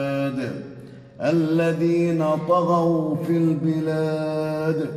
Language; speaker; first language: Arabic; native; Arabic